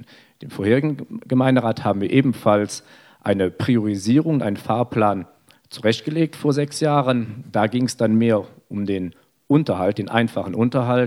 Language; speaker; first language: German; native; German